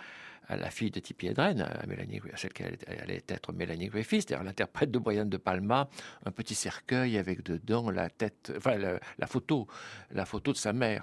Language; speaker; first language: French; native; French